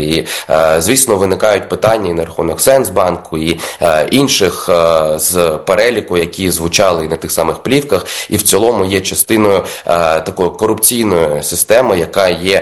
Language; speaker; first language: Ukrainian; native; Ukrainian